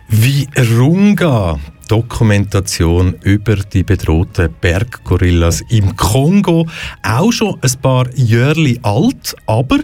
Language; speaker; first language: German; native; German